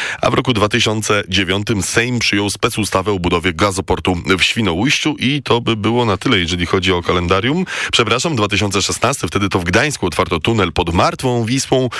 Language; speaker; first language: Polish; native; Polish